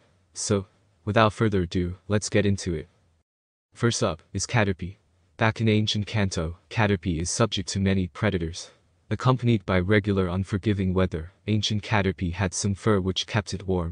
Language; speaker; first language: English; non-native, fluent; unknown